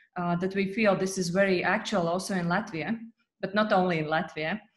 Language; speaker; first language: English; non-native, fluent; Latvian